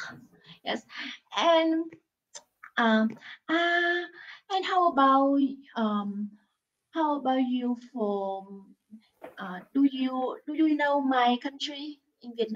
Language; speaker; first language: English; non-native, learner; Vietnamese